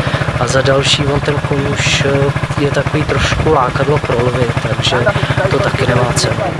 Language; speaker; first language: Czech; native; Czech